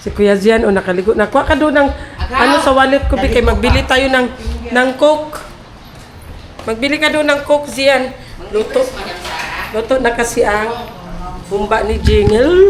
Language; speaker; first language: Filipino; non-native, local second language; Cebuano